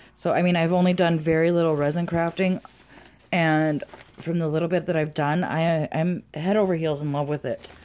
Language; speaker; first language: English; native; English